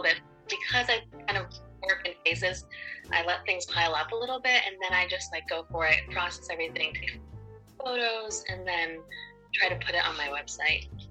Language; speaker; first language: English; native; English